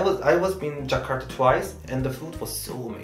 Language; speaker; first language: English; non-native, fluent; Korean